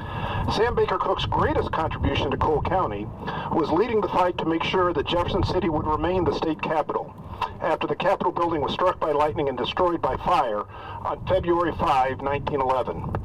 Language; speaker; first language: English; native; English